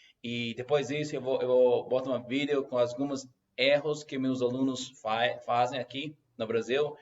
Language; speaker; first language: Portuguese; non-native, fluent; English